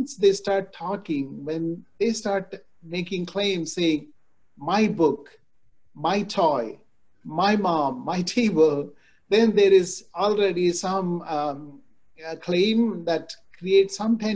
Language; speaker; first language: English; non-native, local second language; Telugu